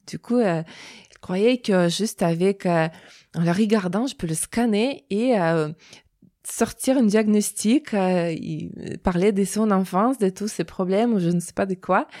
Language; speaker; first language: French; non-native, fluent; Russian